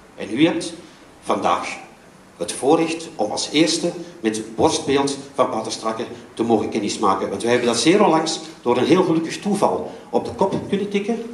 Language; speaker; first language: Dutch; native; Dutch